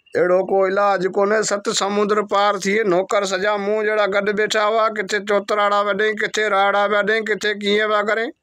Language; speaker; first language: Sindhi; non-native, local second language; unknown